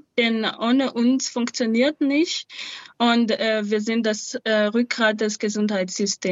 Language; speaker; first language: German; non-native, fluent; Malagasy